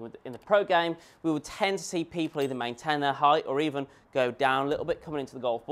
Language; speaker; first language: English; native; English